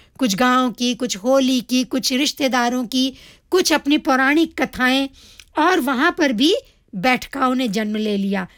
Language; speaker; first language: Hindi; early bilingual, heritage; Hindi